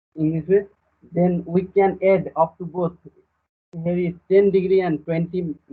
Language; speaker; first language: English; non-native, local second language; Nepali